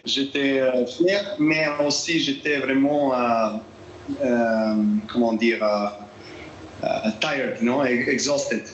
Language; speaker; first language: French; non-native, learner; Serbian